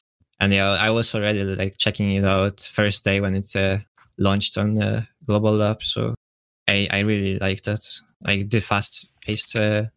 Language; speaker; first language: English; non-native, fluent; Polish